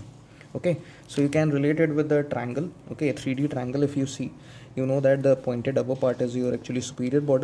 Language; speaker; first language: English; non-native, local second language; Hindi